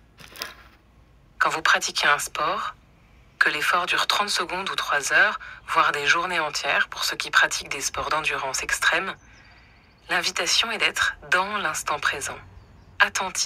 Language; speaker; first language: French; native; French